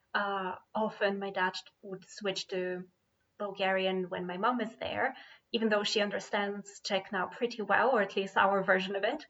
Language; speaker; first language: English; non-native, fluent; Bulgarian